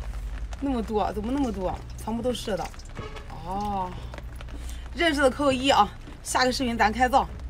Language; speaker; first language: Chinese; native; Chinese